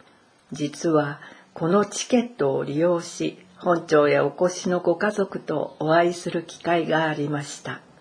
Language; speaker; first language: Japanese; native; Japanese